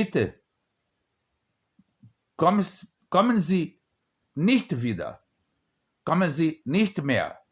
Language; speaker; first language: German; non-native, learner; Portuguese